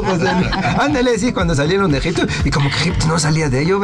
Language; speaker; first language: Spanish; native; Spanish